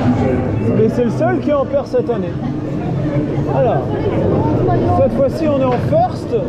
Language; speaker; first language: French; native; French